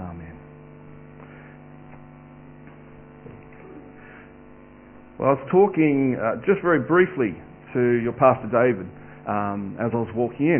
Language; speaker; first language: English; native; English